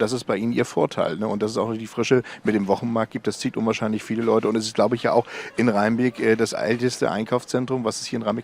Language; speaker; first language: German; native; German